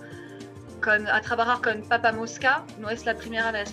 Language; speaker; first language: Spanish; non-native, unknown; French